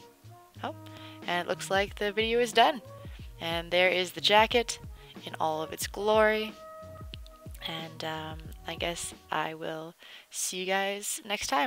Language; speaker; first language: English; native; English